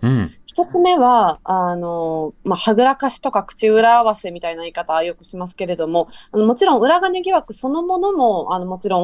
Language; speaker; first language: Japanese; native; Japanese